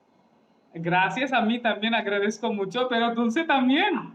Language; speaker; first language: Spanish; non-native, learner; Hindi